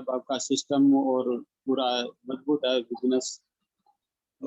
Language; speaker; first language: Hindi; non-native, local second language; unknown